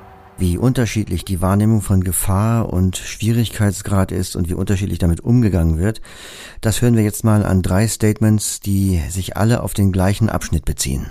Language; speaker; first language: German; native; German